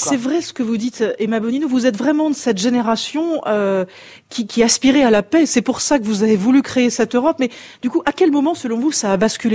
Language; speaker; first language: French; native; French